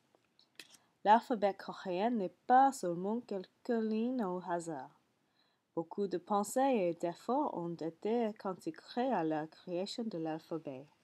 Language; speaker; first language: French; non-native, learner; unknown